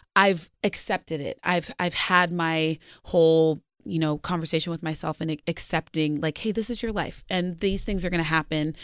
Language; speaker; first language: English; native; English